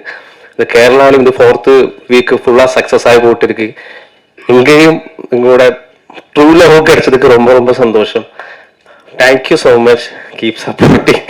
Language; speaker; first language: Tamil; non-native, local second language; Malayalam